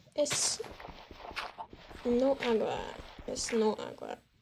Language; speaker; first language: Spanish; non-native, learner; English